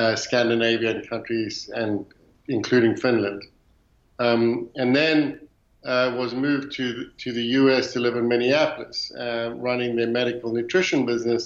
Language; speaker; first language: English; native; English